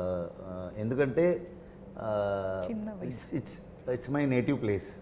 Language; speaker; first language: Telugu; non-native, learner; Kannada